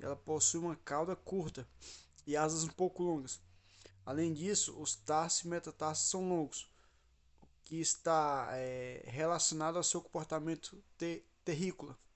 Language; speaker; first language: Portuguese; native; Portuguese